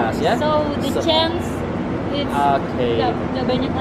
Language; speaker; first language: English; non-native, fluent; Indonesian